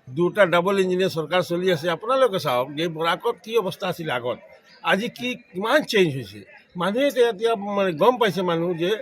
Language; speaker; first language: Assamese; non-native, local second language; Bangla